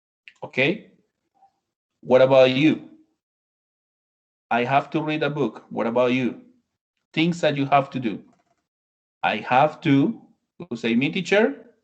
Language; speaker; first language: English; non-native, fluent; Spanish